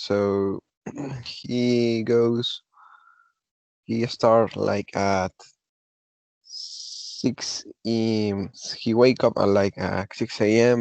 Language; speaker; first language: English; non-native, learner; Spanish